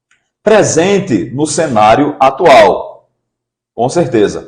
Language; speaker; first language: Portuguese; native; Portuguese